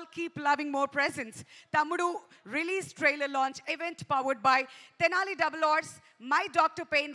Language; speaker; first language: Telugu; native; Telugu